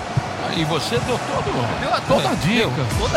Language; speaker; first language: Portuguese; native; Portuguese